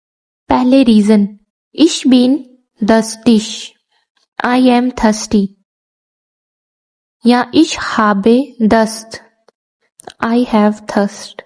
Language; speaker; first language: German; non-native, learner; Urdu